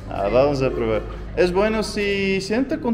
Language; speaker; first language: Spanish; non-native, learner; Dutch